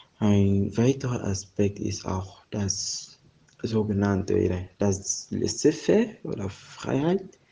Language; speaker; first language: German; non-native, fluent; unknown